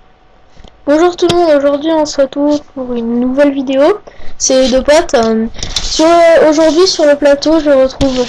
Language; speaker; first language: French; native; French